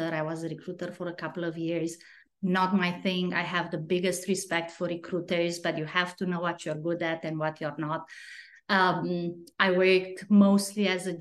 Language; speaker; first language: English; non-native, fluent; Romanian